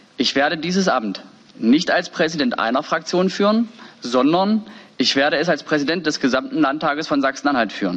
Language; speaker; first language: German; native; German